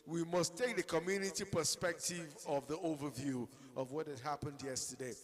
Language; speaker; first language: English; non-native, local second language; Yoruba